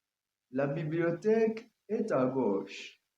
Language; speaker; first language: French; non-native, learner; Kinyarwanda